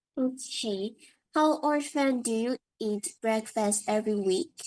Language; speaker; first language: English; non-native, learner; Indonesian